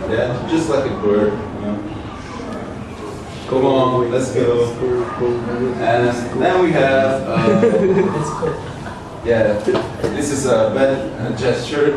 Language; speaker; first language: English; non-native, learner; Italian